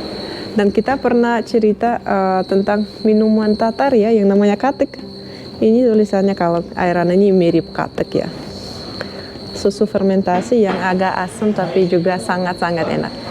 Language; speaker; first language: Indonesian; non-native, fluent; Russian